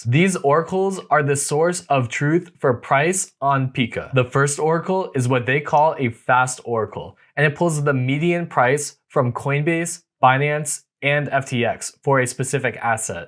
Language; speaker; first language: English; native; English